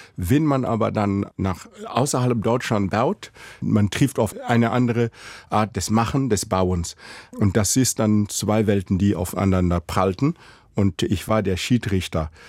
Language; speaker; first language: German; non-native, fluent; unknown